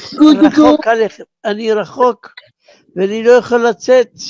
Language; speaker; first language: Hebrew; non-native, learner; Arabic